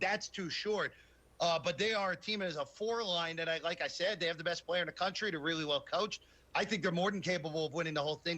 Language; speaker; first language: English; native; English